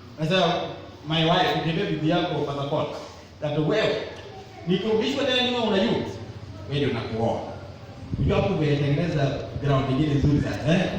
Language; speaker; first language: Swahili; non-native, local second language; Luo (Kenya and Tanzania)